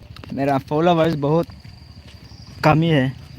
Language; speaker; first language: Hindi; non-native, local second language; Thado Chin